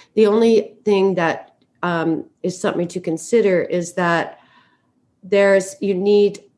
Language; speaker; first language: English; native; English